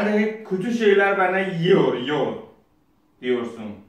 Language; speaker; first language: Turkish; non-native, learner; Azerbaijani